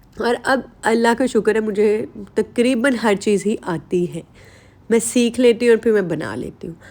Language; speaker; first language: Urdu; non-native, local second language; Punjabi